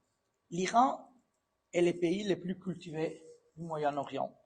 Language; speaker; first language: French; non-native, fluent; Italian